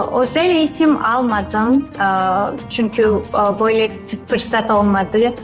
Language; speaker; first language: Turkish; non-native, learner; Georgian